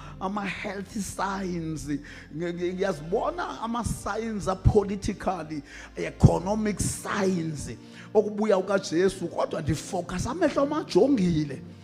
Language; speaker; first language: Zulu; non-native, local second language; Xhosa